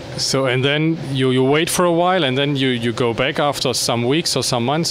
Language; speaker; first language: English; non-native, fluent; German